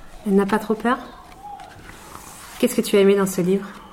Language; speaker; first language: French; native; French